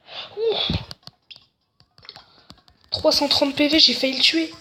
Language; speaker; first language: French; native; French